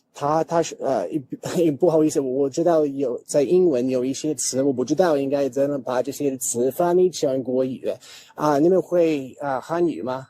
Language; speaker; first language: Chinese; non-native, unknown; English